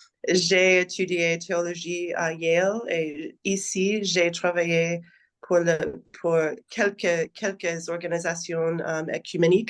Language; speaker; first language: French; non-native, learner; English